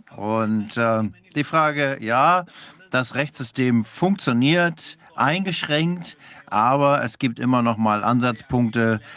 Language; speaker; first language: German; non-native, fluent; Danish